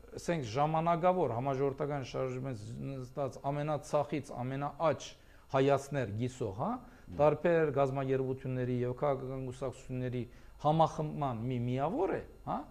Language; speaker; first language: Armenian; early bilingual, heritage; Armenian